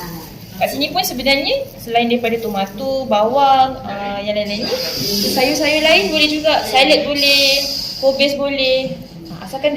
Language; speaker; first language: Malay; native; Malay